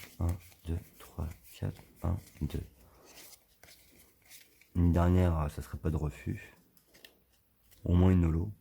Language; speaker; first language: French; native; French